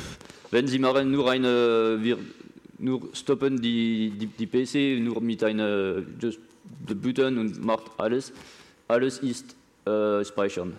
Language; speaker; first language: German; non-native, learner; French